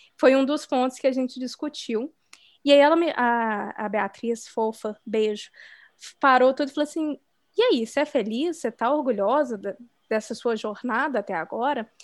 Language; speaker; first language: Portuguese; native; Portuguese